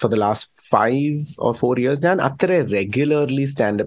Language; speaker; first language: English; non-native, local second language; Malayalam